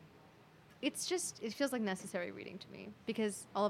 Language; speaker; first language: English; native; English